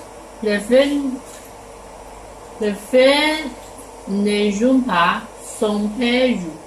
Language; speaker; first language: French; non-native, learner; Chinese